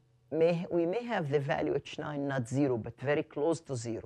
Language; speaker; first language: English; non-native, fluent; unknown